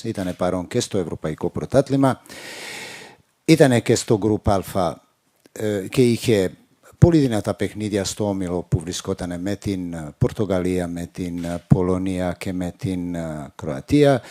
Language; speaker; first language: Greek; non-native, fluent; Serbian